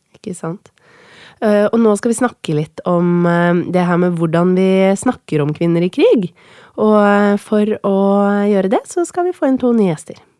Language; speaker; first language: Norwegian; native; Norwegian